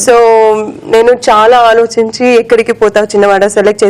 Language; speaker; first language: Telugu; non-native, learner; Kannada